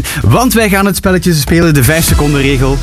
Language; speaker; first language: Dutch; native; Dutch